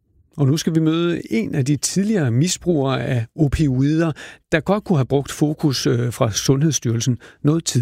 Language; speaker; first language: Danish; native; Danish